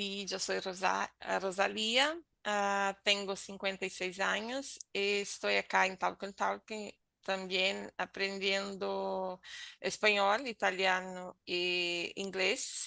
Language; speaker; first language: Spanish; non-native, learner; Portuguese